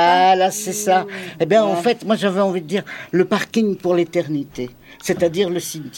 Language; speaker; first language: French; native; French